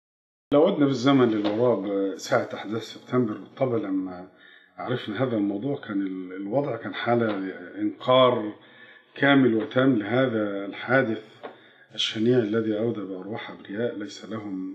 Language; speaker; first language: Arabic; native; Arabic